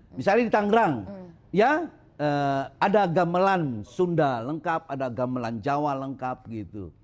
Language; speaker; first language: Indonesian; non-native, local second language; Sundanese